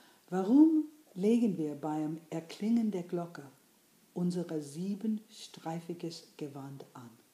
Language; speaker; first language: German; non-native, fluent; English